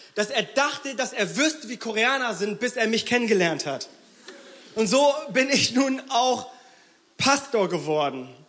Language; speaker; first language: German; early bilingual, other home language; Korean